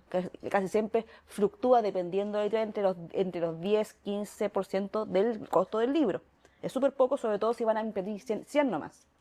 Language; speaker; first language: Spanish; native; Spanish